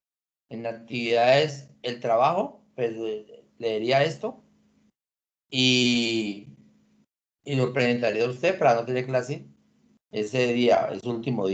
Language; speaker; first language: Spanish; native; Spanish